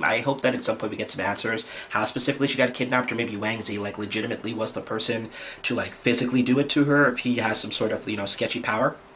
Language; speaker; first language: English; native; English